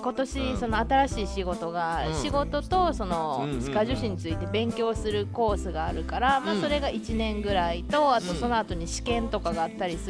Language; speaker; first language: Japanese; native; Japanese